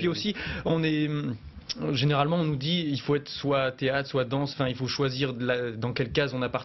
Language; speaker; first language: French; native; French